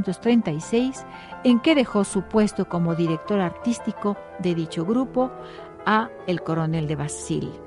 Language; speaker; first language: Spanish; native; Spanish